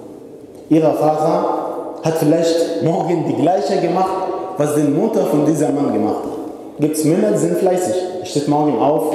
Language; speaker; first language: German; non-native, fluent; Arabic